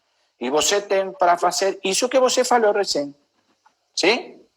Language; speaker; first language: Portuguese; non-native, learner; Spanish